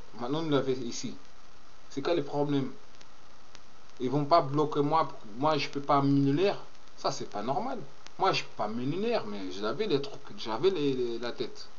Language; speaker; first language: French; non-native, learner; Portuguese